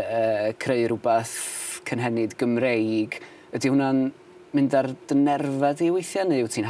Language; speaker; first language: Welsh; native; Welsh